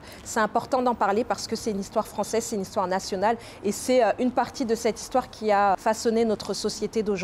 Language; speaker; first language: French; native; French